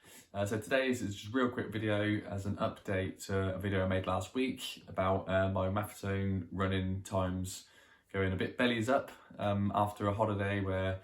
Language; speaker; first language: English; native; English